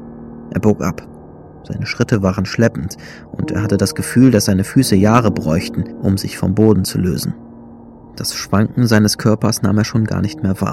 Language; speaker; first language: German; native; German